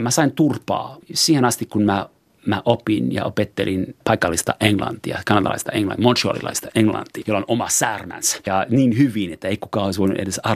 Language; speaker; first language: Finnish; non-native, fluent; French